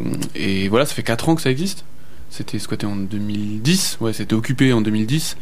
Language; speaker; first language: French; native; French